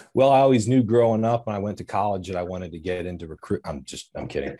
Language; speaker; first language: English; native; English